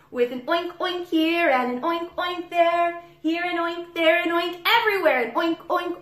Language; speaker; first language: English; native; English